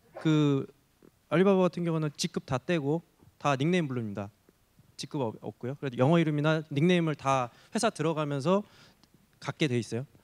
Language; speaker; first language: Korean; native; Korean